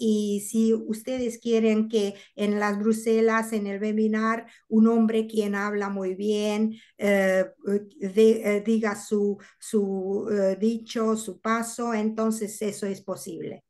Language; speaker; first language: Spanish; non-native, learner; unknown